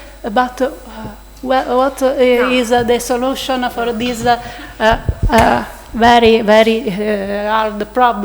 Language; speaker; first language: English; non-native, learner; Italian